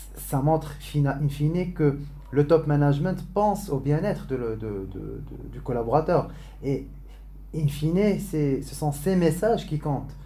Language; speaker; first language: French; non-native, local second language; Arabic